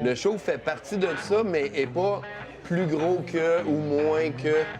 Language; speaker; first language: French; native; French